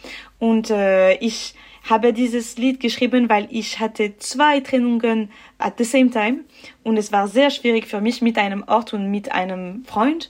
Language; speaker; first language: German; non-native, local second language; French